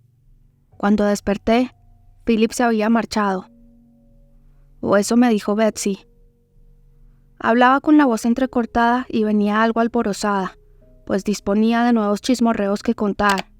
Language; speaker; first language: Spanish; native; Spanish